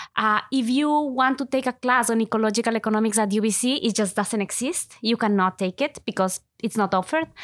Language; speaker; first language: English; non-native, fluent; Spanish